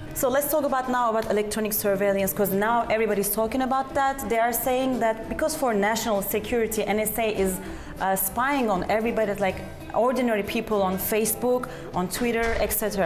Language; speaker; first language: English; non-native, fluent; Turkish